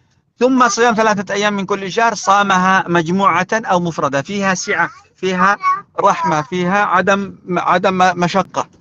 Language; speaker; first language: Arabic; native; Arabic